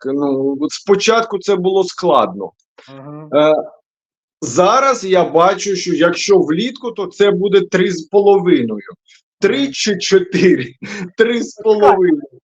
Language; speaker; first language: Ukrainian; non-native, local second language; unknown